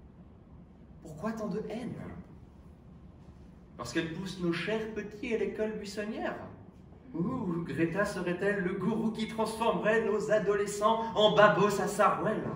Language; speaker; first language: French; native; French